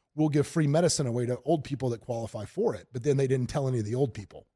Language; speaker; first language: English; native; English